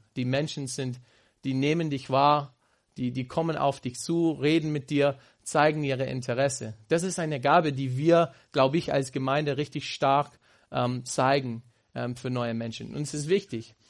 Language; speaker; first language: German; non-native, fluent; English